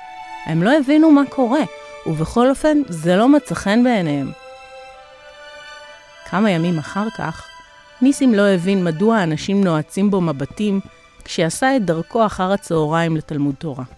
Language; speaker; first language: Hebrew; native; Hebrew